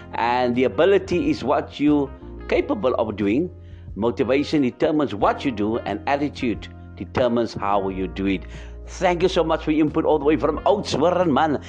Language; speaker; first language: English; non-native, local second language; Afrikaans